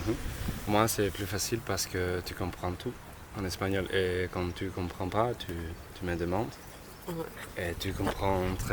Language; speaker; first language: French; non-native, learner; Spanish